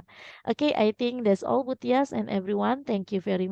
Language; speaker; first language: English; non-native, fluent; Indonesian